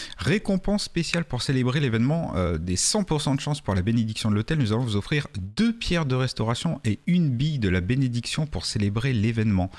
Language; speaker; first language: French; native; French